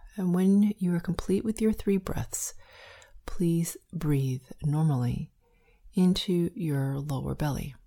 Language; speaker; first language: English; native; English